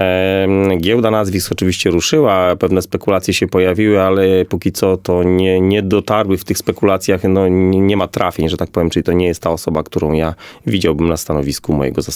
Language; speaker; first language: Polish; native; Polish